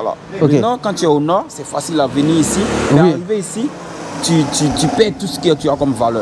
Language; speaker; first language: French; native; French